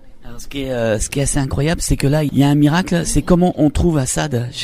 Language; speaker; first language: French; native; French